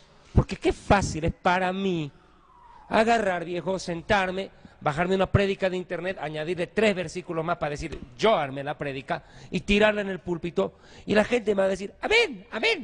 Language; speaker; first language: Spanish; native; Spanish